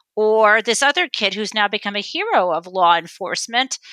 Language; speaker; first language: English; native; English